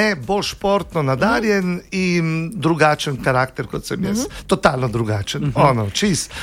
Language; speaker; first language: Slovenian; early bilingual, heritage; Croatian